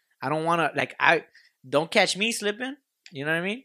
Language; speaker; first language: English; early bilingual, other home language; Spanish